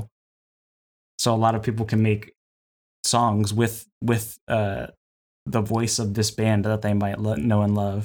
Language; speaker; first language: English; native; English